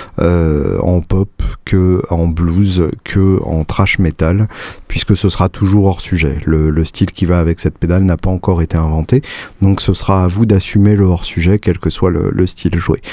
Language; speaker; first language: French; native; French